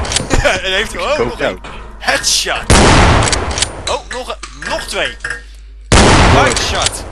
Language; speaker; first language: Dutch; native; Dutch